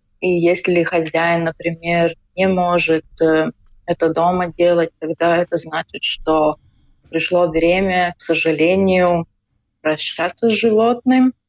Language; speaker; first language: Russian; non-native, local second language; Latvian